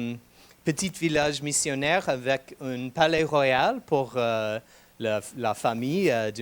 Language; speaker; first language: French; non-native, fluent; English